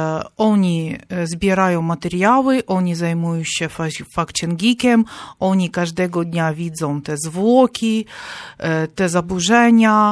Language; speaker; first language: Polish; non-native, fluent; Ukrainian